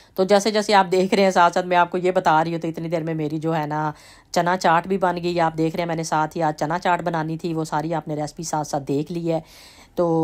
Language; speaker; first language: Urdu; native; Urdu